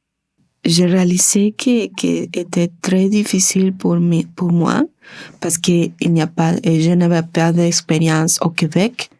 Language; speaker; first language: French; non-native, learner; Spanish